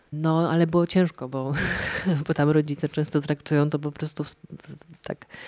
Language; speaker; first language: Polish; native; Polish